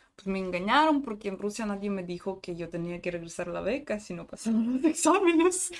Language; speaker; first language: Spanish; non-native, fluent; Russian